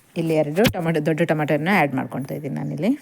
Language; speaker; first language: Kannada; native; Kannada